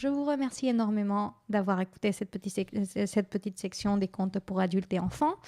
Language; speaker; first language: French; native; French